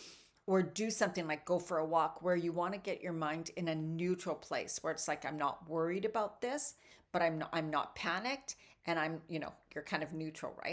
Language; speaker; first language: English; native; English